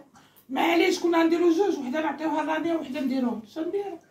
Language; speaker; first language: Arabic; native; Arabic